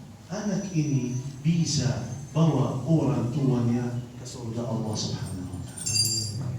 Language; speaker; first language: Indonesian; non-native, fluent; Arabic